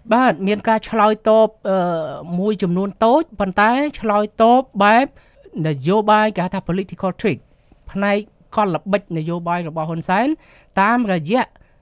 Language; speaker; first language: Khmer; native; Khmer